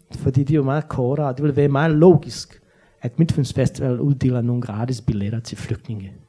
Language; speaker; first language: Danish; non-native, fluent; Bosnian